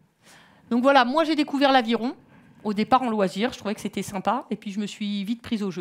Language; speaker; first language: French; native; French